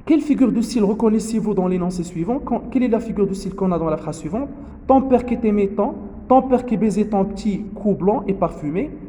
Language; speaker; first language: French; non-native, local second language; Arabic